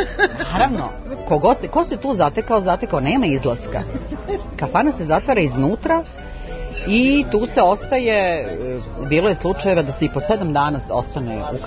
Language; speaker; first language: Serbian; native; Serbian